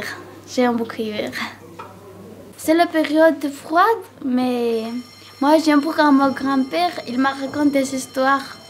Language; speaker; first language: French; non-native, learner; Georgian